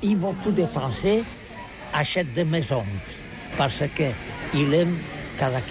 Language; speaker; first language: French; non-native, learner; Catalan